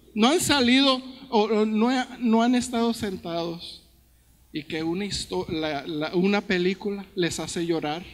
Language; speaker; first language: Spanish; early bilingual, heritage; Spanish